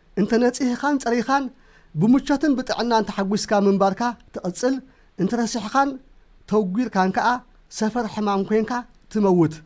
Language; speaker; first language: Tigrinya; native; Tigrinya